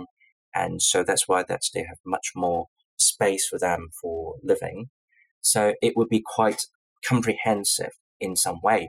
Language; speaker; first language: English; non-native, local second language; Cantonese